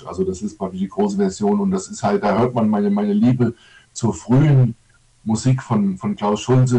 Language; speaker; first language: German; native; German